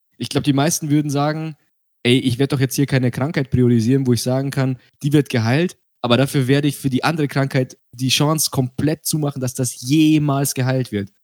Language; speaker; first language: German; early bilingual, other home language; Russian